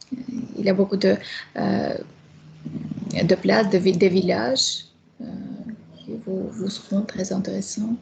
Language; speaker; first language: French; non-native, fluent; Armenian